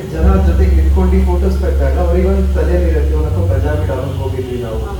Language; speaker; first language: Kannada; non-native, local second language; Punjabi